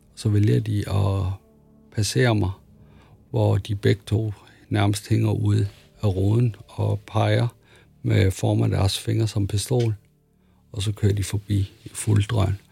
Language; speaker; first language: Danish; early bilingual, other home language; Arabic